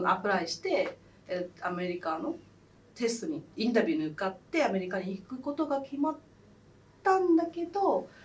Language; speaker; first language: Japanese; early bilingual, other home language; Khmer